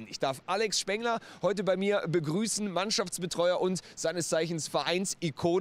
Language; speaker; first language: German; native; German